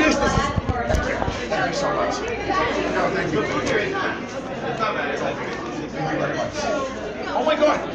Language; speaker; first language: English; native; English